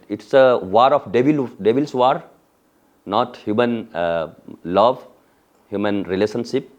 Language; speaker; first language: English; non-native, local second language; Hindi